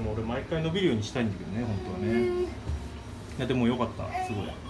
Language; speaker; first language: Japanese; native; Japanese